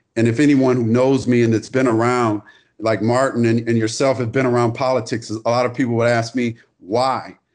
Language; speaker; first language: English; native; English